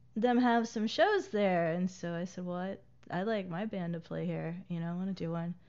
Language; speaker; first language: English; native; English